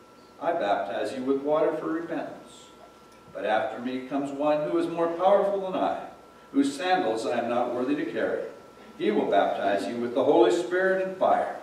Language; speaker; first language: English; native; English